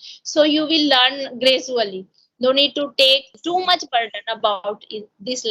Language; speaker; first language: English; non-native, local second language; Hindi